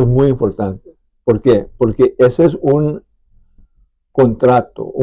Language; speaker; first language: Spanish; early bilingual, other home language; English